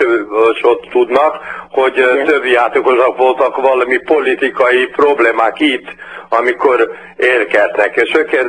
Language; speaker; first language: Hungarian; early bilingual, heritage; Portuguese